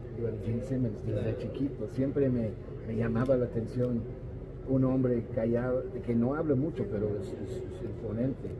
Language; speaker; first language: Spanish; non-native, fluent; English